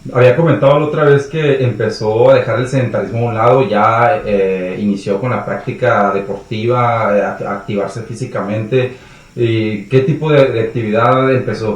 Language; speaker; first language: Spanish; native; Spanish